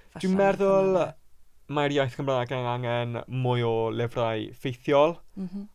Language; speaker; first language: Welsh; non-native, local second language; English